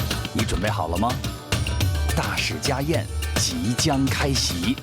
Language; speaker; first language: Chinese; native; Chinese